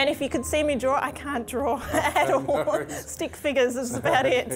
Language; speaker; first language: English; native; English